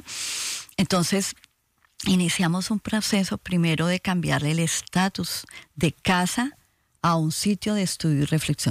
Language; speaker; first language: Spanish; native; Spanish